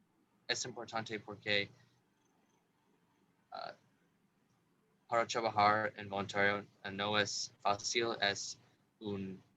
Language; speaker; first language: Spanish; non-native, learner; English